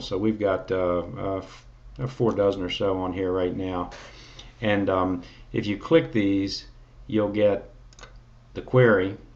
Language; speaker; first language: English; native; English